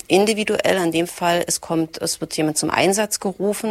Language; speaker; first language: German; native; German